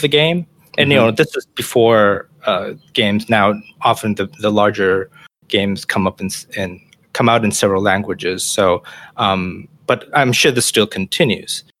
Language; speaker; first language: English; non-native, local second language; Chinese